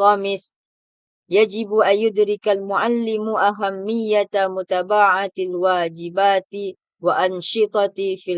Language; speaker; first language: Arabic; non-native, learner; Indonesian